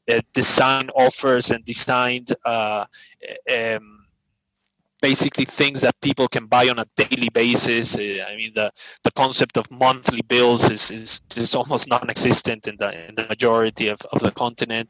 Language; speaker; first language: English; non-native, fluent; Spanish